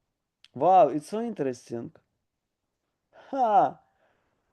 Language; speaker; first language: English; non-native, learner; Ukrainian